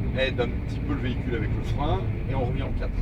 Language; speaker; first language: French; native; French